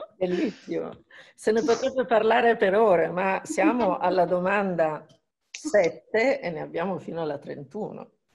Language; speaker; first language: Italian; native; Italian